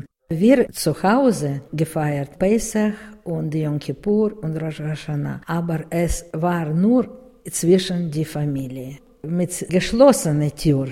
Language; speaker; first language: German; non-native, learner; Russian